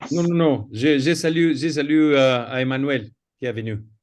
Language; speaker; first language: French; non-native, fluent; Spanish